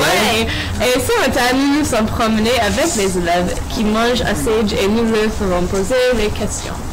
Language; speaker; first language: French; non-native, learner; English